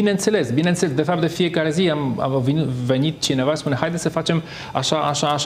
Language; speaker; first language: Romanian; non-native, fluent; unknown